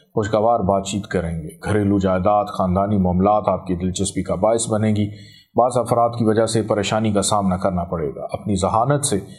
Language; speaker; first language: Urdu; native; Urdu